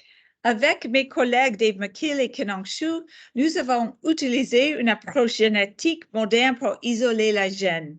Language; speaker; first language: French; non-native, fluent; English